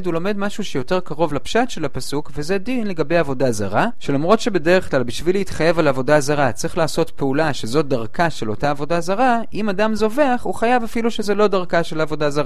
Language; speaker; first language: Hebrew; native; Hebrew